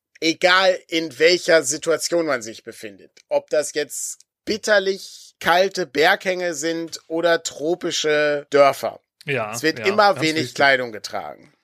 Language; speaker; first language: German; native; German